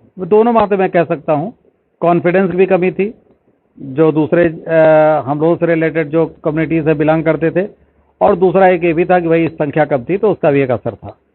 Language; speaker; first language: Hindi; native; Hindi